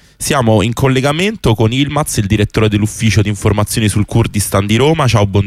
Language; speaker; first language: Italian; native; Italian